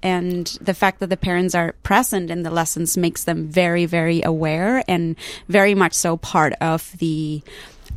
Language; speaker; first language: English; non-native, fluent; Spanish